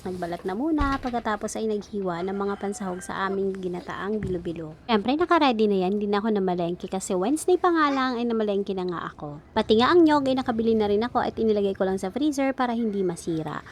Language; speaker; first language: Filipino; non-native, local second language; Cebuano